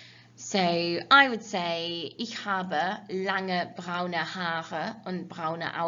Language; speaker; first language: German; non-native, fluent; English